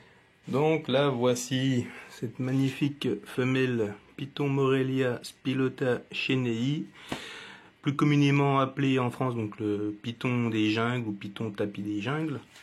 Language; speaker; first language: French; native; French